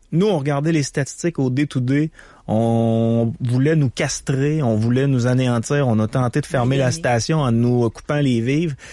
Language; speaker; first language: French; native; French